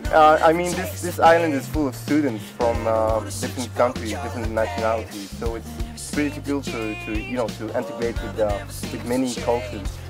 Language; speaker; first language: English; non-native, fluent; Arabic